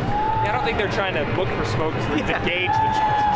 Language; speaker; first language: English; native; English